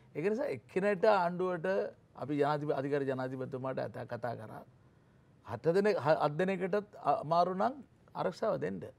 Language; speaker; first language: Sinhala; non-native, local second language; Tamil